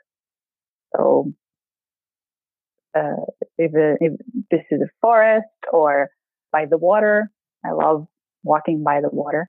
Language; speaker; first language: English; non-native, fluent; Greek